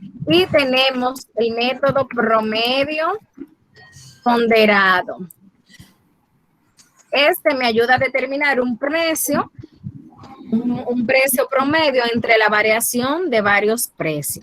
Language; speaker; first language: Spanish; native; Spanish